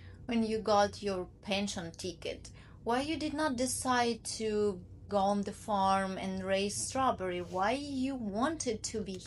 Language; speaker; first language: English; non-native, learner; Ukrainian